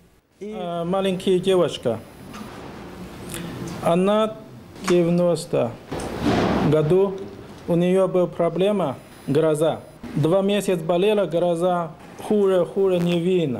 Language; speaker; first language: Russian; non-native, learner; Chinese